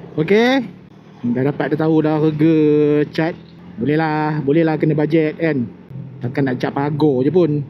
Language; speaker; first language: Malay; native; Malay